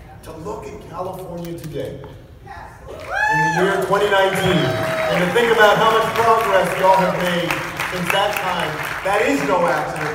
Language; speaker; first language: English; native; English